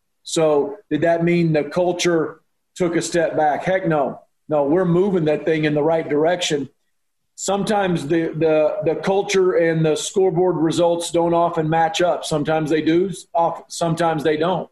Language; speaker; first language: English; native; English